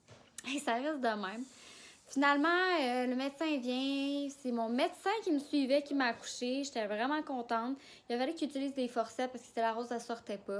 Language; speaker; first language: French; native; French